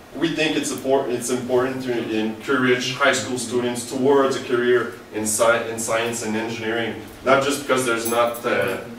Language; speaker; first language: English; native; English